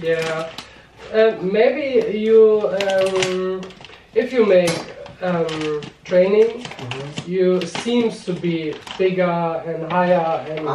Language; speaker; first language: English; non-native, learner; German